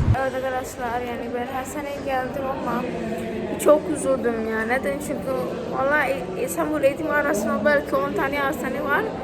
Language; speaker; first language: Turkish; non-native, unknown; Indonesian